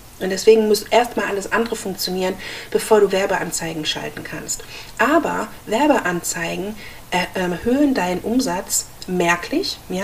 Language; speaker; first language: German; native; German